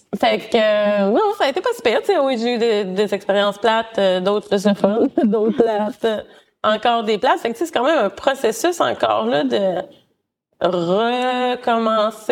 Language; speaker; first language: French; native; French